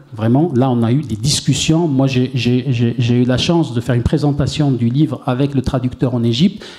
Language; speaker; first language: French; non-native, local second language; Arabic